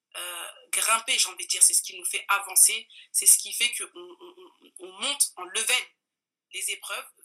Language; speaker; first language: French; non-native, local second language; Bambara